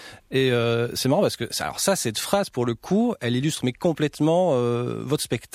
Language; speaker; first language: French; native; French